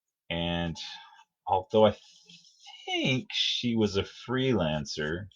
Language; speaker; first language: English; native; English